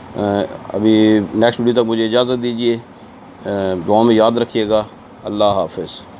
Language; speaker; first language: Urdu; non-native, local second language; Punjabi